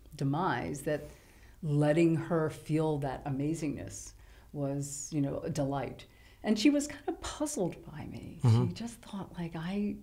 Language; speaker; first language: English; native; English